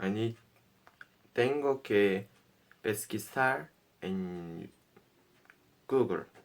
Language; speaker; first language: Spanish; non-native, learner; Portuguese